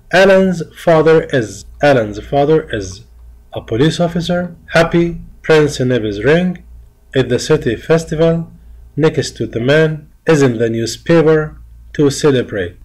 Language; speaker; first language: English; non-native, fluent; Arabic